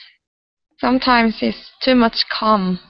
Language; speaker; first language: English; non-native, learner; Korean